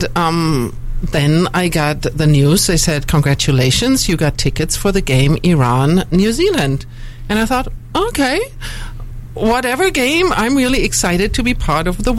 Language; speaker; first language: English; non-native, fluent; German